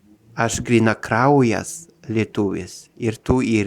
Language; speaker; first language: Lithuanian; non-native, learner; Russian